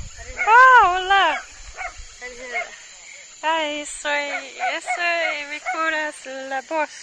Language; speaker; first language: Spanish; non-native, learner; English